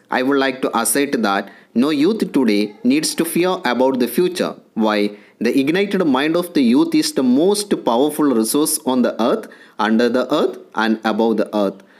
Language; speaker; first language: English; non-native, local second language; Malayalam